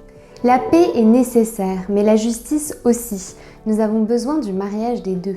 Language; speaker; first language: French; native; French